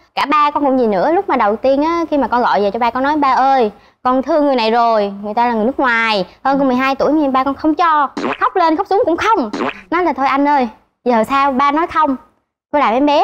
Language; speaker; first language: Vietnamese; native; Vietnamese